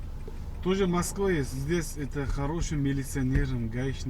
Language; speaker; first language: Russian; non-native, learner; Uzbek